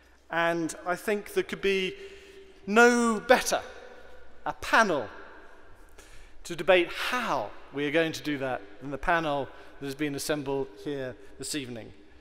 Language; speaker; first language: English; native; English